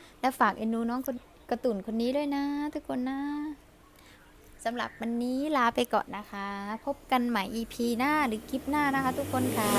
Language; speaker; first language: Thai; early bilingual, other home language; Lao